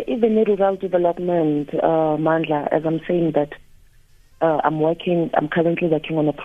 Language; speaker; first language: English; non-native, local second language; Zulu